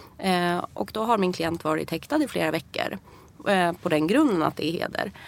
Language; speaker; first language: Swedish; early bilingual, other home language; Persian